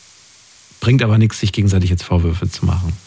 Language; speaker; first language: German; native; German